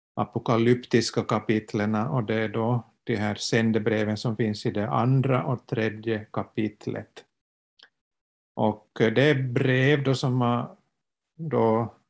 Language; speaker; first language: Swedish; native; Swedish